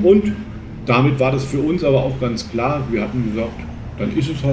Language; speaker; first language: German; native; German